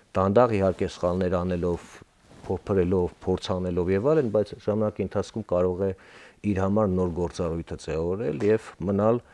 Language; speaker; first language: Armenian; native; Armenian